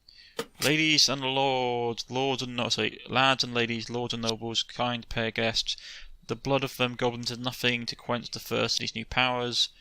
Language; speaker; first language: English; native; English